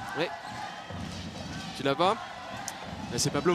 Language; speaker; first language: French; native; French